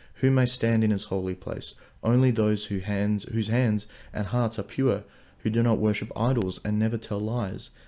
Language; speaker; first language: English; non-native, local second language; Afrikaans